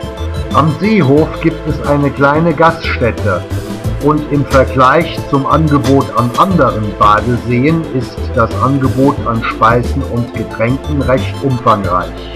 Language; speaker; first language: German; native; German